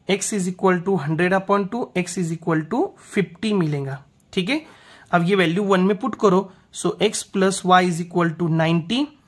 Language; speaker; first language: Hindi; non-native, local second language; Marathi